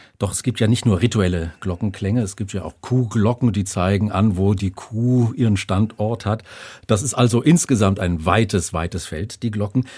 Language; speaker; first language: German; native; German